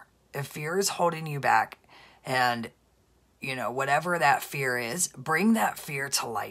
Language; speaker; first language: English; native; English